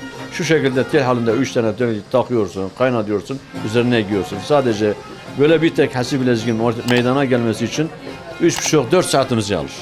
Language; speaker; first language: Turkish; native; Turkish